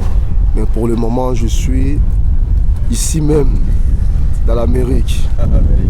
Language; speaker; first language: French; non-native, learner; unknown